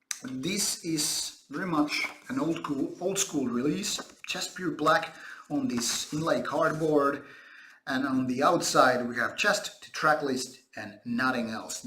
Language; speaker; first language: English; non-native, fluent; Finnish